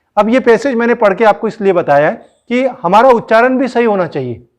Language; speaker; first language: Hindi; non-native, local second language; Marathi